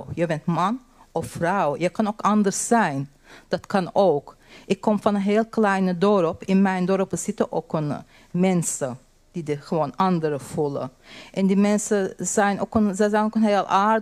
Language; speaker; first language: Dutch; non-native, learner; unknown